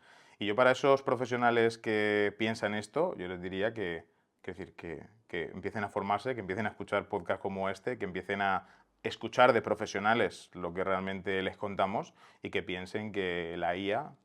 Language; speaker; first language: Spanish; native; Spanish